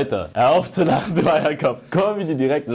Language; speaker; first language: German; native; German